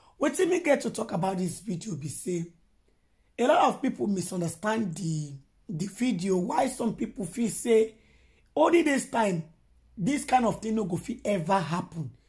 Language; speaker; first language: Nigerian Pidgin; non-native, local second language; Yoruba